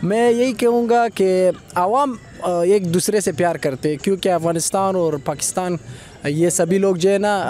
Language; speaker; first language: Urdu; non-native, fluent; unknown